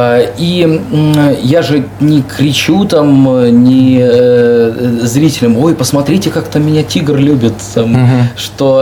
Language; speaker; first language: Russian; native; Russian